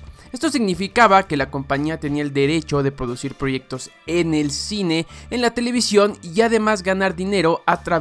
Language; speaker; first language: Spanish; native; Spanish